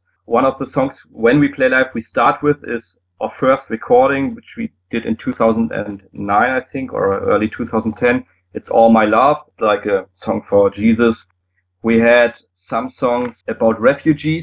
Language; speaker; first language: English; non-native, fluent; German